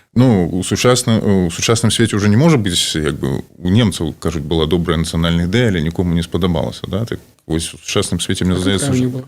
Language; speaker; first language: Belarusian; non-native, local second language; Russian